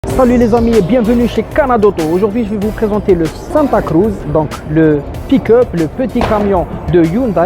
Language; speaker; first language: French; native; French